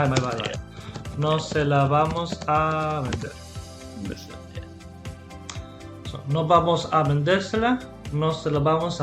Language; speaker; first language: Spanish; non-native, fluent; English